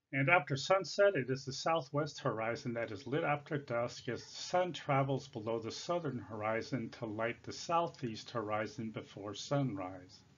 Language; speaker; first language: English; native; English